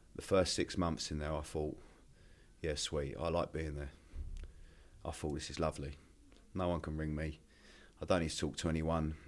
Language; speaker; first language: English; native; English